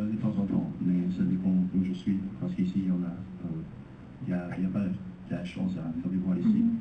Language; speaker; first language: French; non-native, learner; English